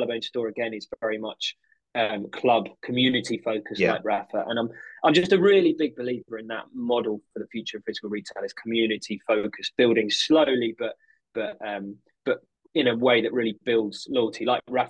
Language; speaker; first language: English; native; English